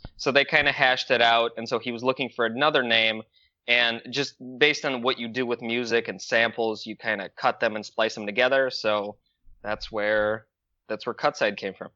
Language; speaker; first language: English; early bilingual, other home language; Russian